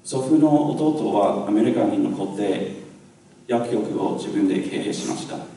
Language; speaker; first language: Japanese; non-native, learner; English